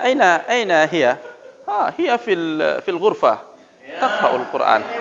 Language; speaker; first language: Arabic; non-native, fluent; Indonesian